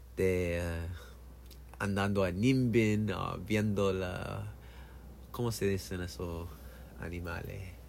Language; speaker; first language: Spanish; non-native, learner; English